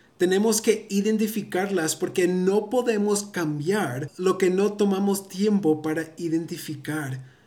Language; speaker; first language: Spanish; early bilingual, heritage; Spanish